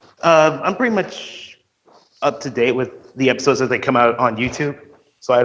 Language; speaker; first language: English; native; English